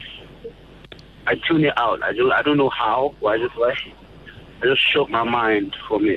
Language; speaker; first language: English; non-native, local second language; Yoruba